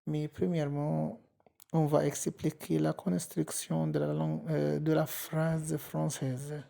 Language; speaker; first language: French; non-native, fluent; Arabic